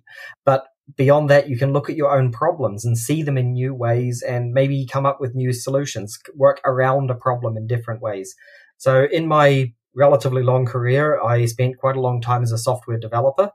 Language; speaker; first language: English; native; English